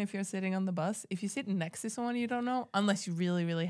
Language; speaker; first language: English; non-native, fluent; Swedish